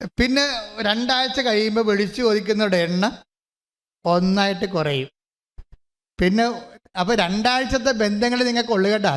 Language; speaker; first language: Malayalam; native; Malayalam